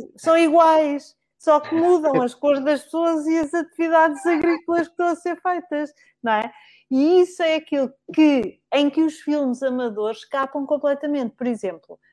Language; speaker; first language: Portuguese; native; Portuguese